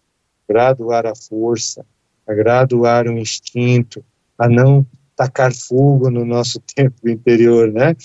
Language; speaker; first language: Portuguese; native; Portuguese